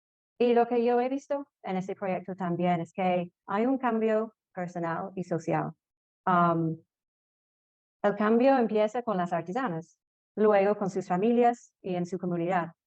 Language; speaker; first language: Spanish; non-native, fluent; English